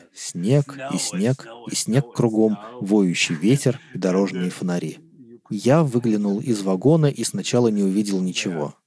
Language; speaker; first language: Russian; non-native, fluent; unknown